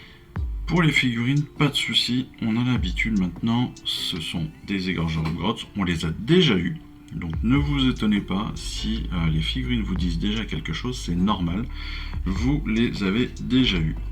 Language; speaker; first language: French; native; French